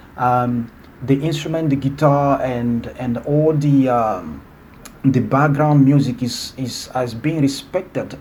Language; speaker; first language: English; non-native, fluent; Lingala